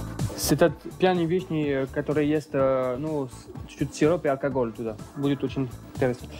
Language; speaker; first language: Russian; non-native, learner; French